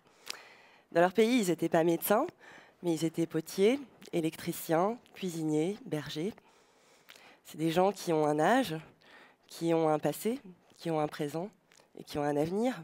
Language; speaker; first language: French; native; French